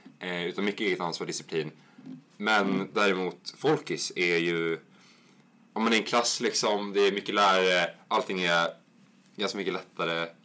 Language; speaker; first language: Swedish; native; Swedish